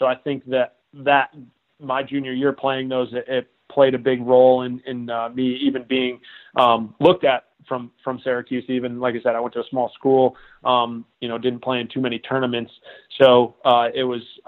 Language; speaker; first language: English; native; English